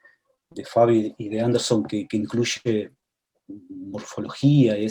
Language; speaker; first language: Spanish; native; Spanish